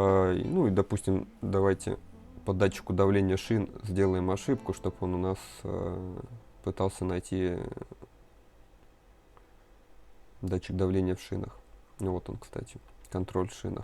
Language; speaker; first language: Russian; native; Russian